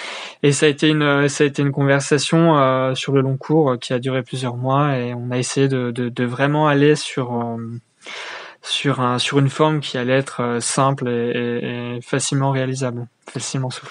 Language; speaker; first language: French; native; French